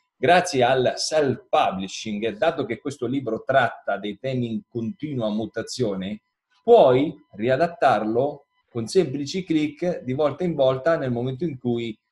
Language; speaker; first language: Italian; native; Italian